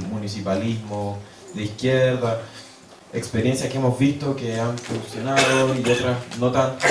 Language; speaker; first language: Spanish; native; Spanish